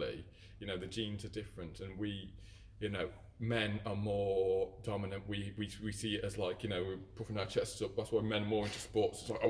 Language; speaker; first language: English; native; English